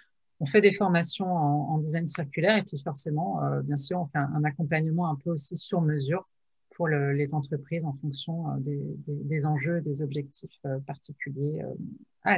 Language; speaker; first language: French; native; French